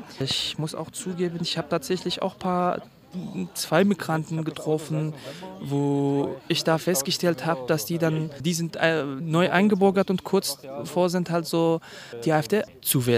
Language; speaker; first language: German; non-native, fluent; Kurdish